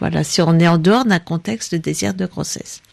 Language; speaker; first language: French; native; French